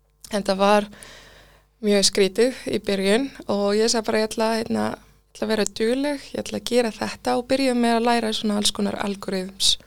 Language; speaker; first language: Icelandic; non-native, fluent; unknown